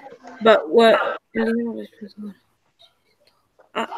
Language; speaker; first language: English; non-native, learner; Spanish